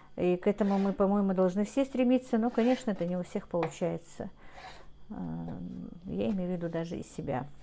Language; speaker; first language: Russian; non-native, local second language; Ingush